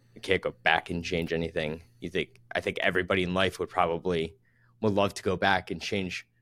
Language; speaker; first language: English; native; English